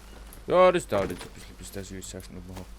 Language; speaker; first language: German; native; German